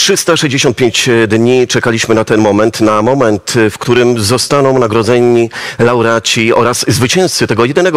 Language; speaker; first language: Polish; native; Polish